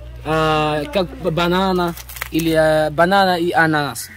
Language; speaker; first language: Russian; non-native, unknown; Swahili